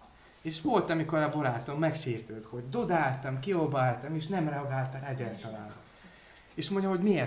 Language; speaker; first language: Hungarian; non-native, learner; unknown